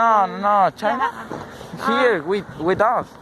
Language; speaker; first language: English; non-native, learner; Spanish